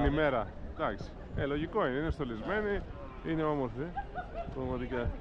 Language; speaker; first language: Greek; native; Greek